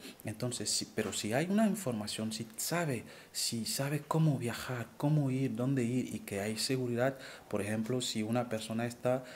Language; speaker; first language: Spanish; non-native, fluent; French